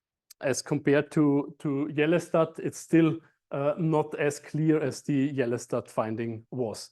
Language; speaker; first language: English; non-native, fluent; German